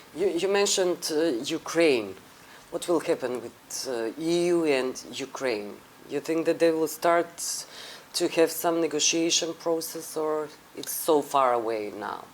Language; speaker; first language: English; non-native, fluent; Macedonian